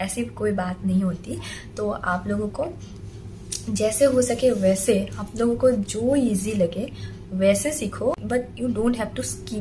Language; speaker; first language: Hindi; non-native, local second language; Assamese